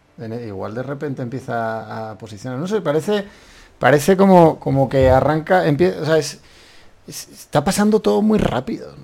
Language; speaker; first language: Spanish; native; Spanish